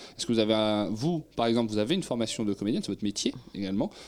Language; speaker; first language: French; native; French